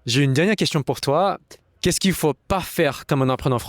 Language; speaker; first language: French; non-native, fluent; English